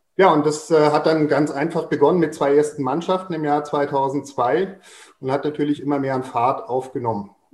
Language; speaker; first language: German; native; German